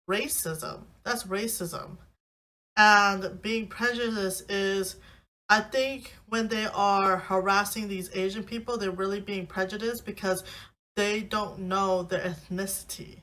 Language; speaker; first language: English; native; English